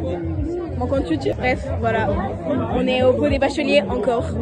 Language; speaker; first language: French; native; French